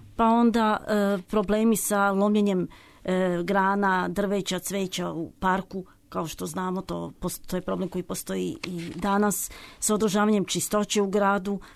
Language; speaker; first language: Serbian; native; Serbian